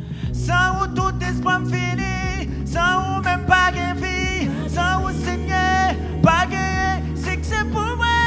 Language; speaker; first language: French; non-native, local second language; Haitian Creole